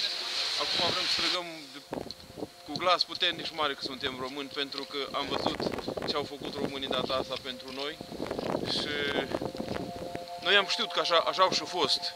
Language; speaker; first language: Romanian; early bilingual, heritage; Romanian